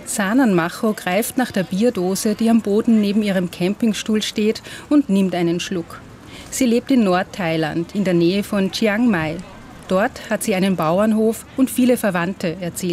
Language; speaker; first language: German; native; German